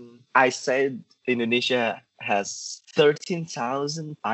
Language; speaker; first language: English; non-native, learner; Indonesian